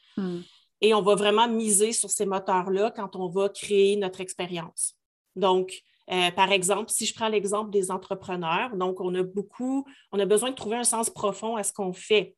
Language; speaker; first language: French; native; French